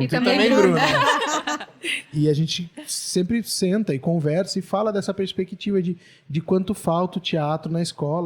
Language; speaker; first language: Portuguese; native; Portuguese